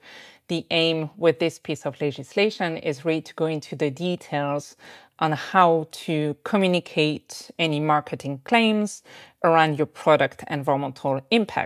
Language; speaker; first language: English; non-native, fluent; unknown